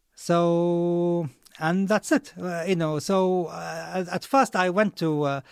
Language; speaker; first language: English; non-native, fluent; Arabic